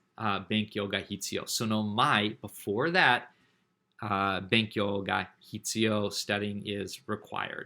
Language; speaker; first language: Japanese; non-native, fluent; English